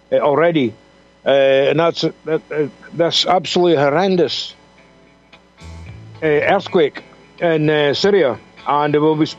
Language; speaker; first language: English; native; English